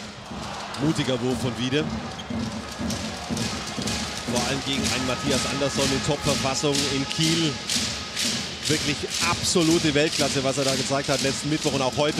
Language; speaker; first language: German; native; German